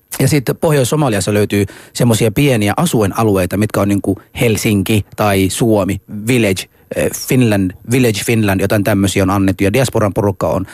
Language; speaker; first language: Finnish; non-native, fluent; Somali